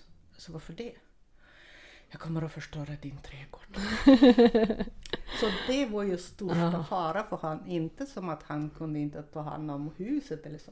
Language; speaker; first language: Swedish; non-native, fluent; Russian